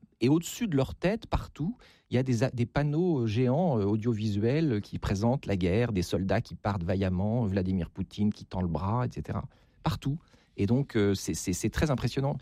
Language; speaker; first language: French; native; French